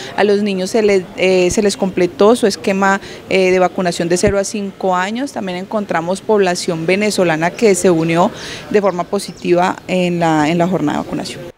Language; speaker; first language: Spanish; native; Spanish